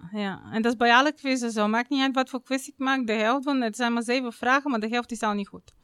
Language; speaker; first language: Dutch; non-native, fluent; Bulgarian